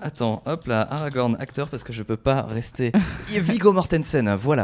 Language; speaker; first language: French; native; French